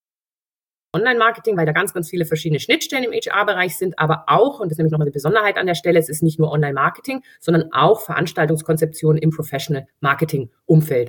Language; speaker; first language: German; native; German